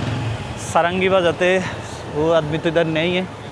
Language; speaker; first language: Hindi; non-native, learner; Bangla